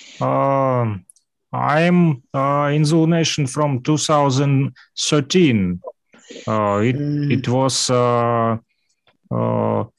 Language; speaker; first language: English; non-native, learner; Russian